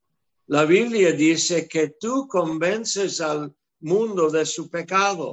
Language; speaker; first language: Spanish; non-native, fluent; English